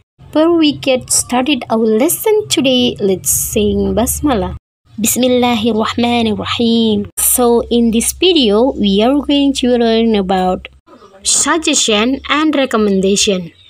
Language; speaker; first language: English; non-native, learner; Indonesian